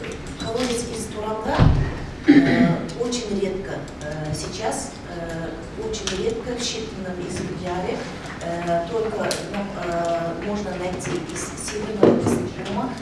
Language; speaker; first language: Russian; non-native, local second language; Kazakh